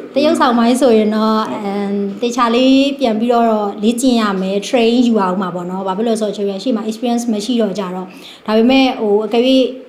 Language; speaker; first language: Burmese; native; Burmese